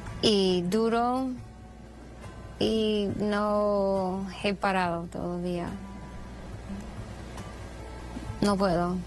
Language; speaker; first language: Spanish; non-native, fluent; English